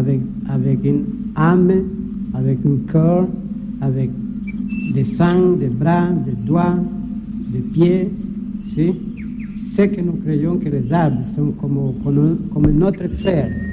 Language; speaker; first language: French; non-native, learner; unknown